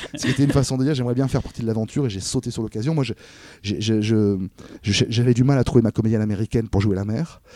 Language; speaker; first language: French; native; French